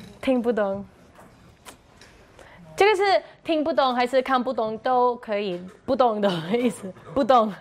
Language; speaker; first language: Chinese; non-native, learner; Spanish